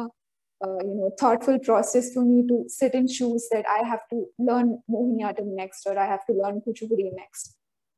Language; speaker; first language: English; non-native, local second language; Malayalam